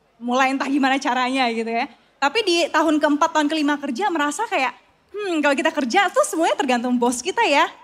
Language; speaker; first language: Indonesian; native; Indonesian